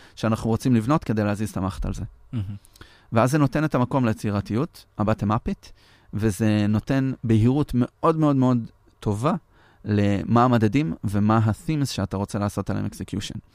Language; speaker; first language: Hebrew; native; Hebrew